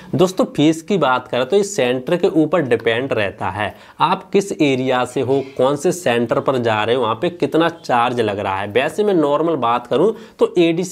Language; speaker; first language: Hindi; native; Hindi